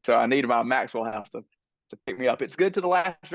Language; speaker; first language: English; native; English